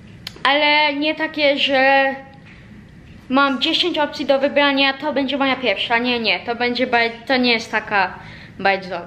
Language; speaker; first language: Polish; early bilingual, heritage; Polish